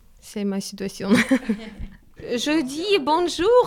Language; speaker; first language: French; non-native, learner; Ukrainian